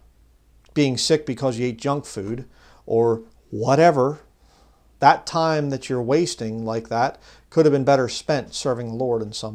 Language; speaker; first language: English; native; English